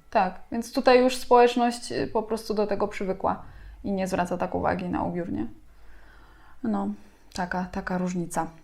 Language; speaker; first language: Polish; native; Polish